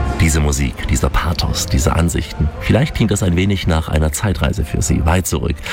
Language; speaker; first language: German; native; German